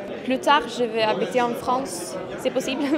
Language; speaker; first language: French; non-native, fluent; Swedish